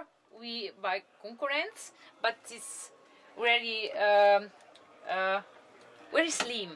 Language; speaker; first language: English; non-native, learner; Slovenian